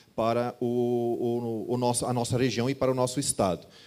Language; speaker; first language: Portuguese; native; Portuguese